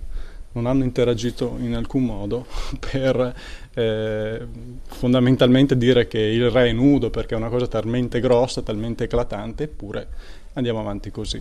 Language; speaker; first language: Italian; native; Italian